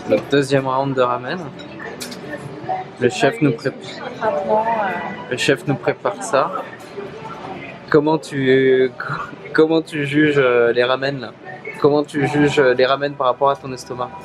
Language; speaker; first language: French; native; French